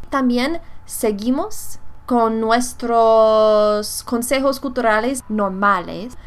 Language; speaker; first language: Spanish; non-native, fluent; English